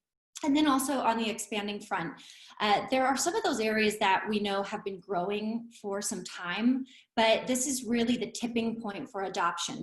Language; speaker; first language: English; native; English